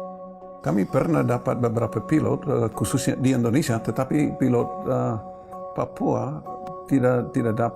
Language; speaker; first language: Indonesian; non-native, fluent; English